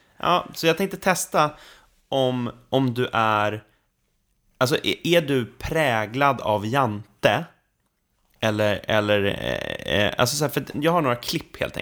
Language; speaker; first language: Swedish; native; Swedish